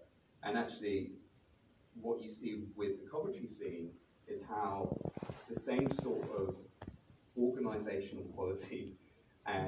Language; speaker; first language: English; native; English